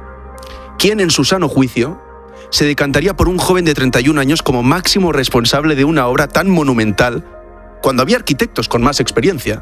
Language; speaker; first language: Spanish; native; Spanish